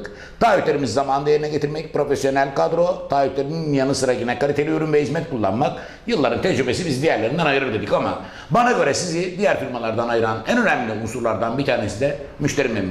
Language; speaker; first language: Turkish; native; Turkish